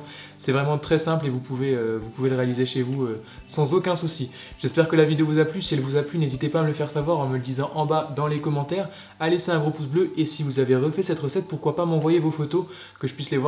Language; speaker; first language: French; native; French